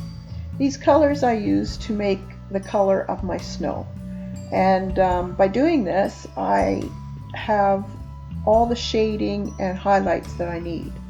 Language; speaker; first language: English; native; English